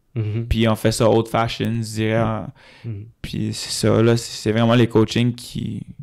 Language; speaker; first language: French; native; French